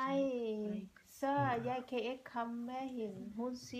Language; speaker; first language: Danish; non-native, learner; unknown